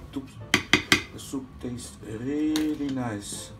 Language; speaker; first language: English; non-native, fluent; Dutch